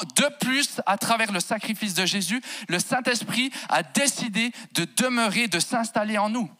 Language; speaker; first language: French; native; French